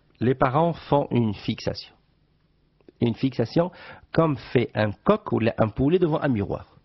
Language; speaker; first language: French; non-native, local second language; Arabic